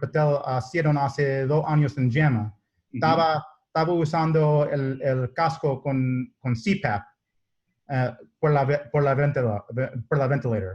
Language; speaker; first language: Spanish; non-native, learner; English